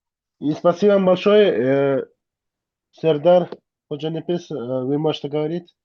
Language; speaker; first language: Russian; non-native, local second language; Turkmen